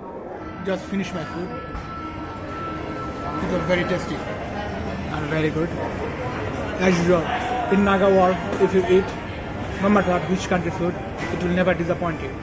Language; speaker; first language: English; non-native, learner; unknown